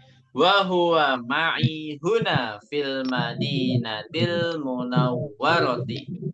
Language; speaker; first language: Arabic; non-native, fluent; Indonesian